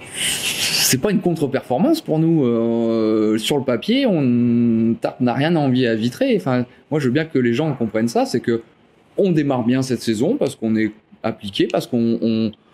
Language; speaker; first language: French; native; French